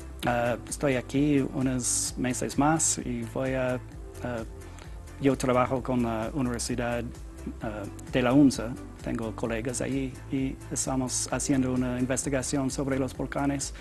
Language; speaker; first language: Spanish; non-native, learner; English